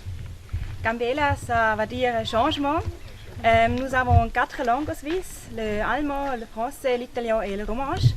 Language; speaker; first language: French; non-native, learner; German